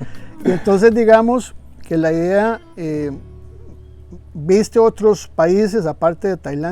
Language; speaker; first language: Spanish; native; Spanish